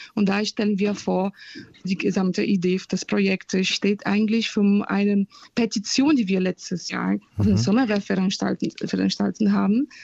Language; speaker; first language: German; non-native, fluent; Portuguese